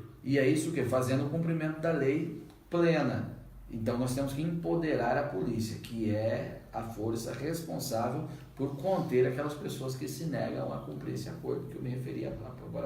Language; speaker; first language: Portuguese; native; Portuguese